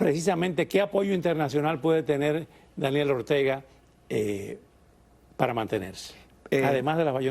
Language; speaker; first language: Spanish; native; Spanish